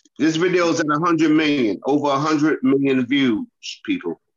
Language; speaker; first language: English; native; English